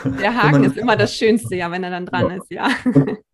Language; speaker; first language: German; native; German